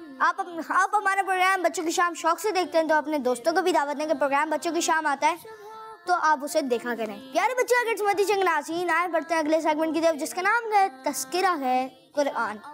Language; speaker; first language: Urdu; native; Urdu